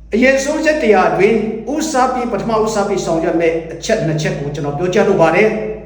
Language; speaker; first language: Burmese; non-native, local second language; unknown